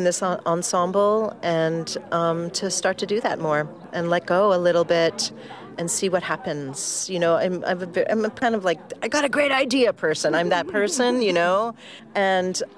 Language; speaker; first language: English; native; English